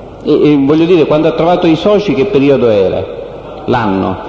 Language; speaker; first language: Italian; native; Italian